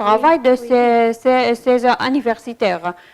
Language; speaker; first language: French; non-native, fluent; Arabic